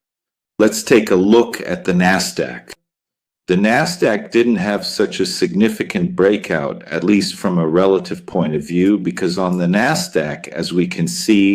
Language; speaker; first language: English; non-native, fluent; Italian